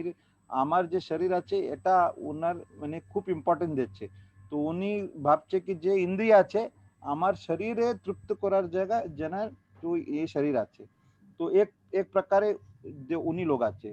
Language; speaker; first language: Bangla; non-native, learner; Hindi